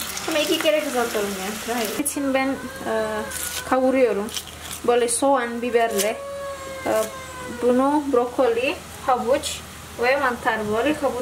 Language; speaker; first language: Turkish; non-native, learner; Indonesian